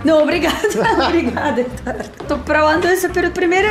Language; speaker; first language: Portuguese; non-native, fluent; Russian